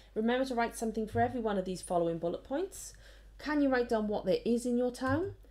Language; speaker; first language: English; native; English